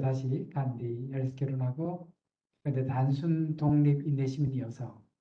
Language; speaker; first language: Korean; native; Korean